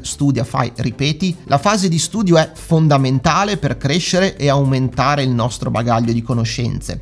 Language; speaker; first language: Italian; native; Italian